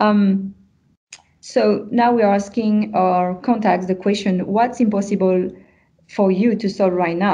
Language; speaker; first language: English; non-native, fluent; French